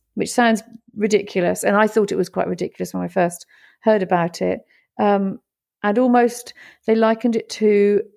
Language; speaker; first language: English; native; English